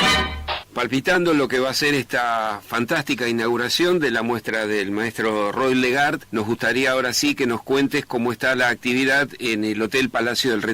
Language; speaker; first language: Spanish; native; Spanish